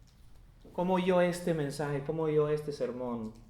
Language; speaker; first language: Spanish; non-native, fluent; English